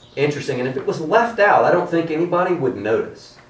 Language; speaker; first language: English; native; English